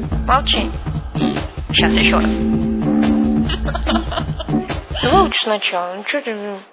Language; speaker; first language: Russian; native; Russian